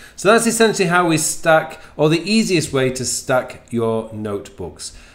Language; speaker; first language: English; native; English